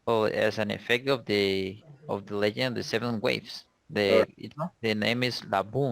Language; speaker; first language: English; non-native, learner; Spanish